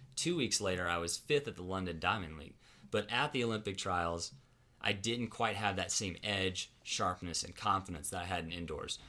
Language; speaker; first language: English; native; English